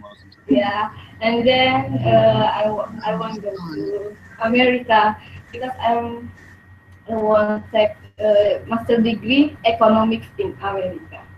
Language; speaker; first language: English; non-native, learner; Indonesian